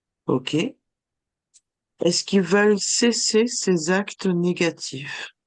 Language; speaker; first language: French; native; French